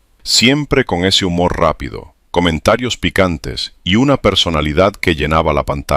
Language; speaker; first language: Spanish; native; Spanish